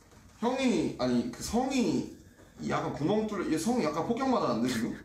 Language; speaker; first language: Korean; native; Korean